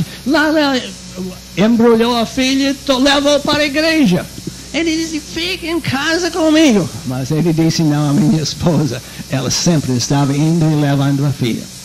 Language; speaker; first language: Portuguese; non-native, fluent; English